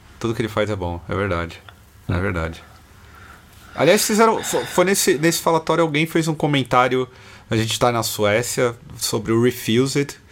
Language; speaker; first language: Portuguese; native; Portuguese